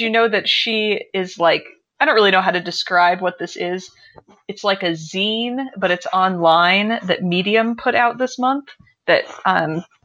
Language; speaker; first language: English; native; English